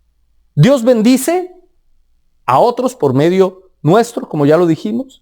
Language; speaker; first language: Spanish; native; Spanish